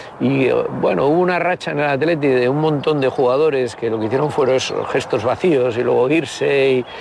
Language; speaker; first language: Spanish; native; Spanish